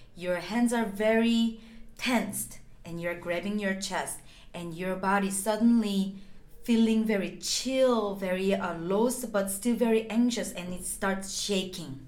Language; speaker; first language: English; non-native, fluent; Korean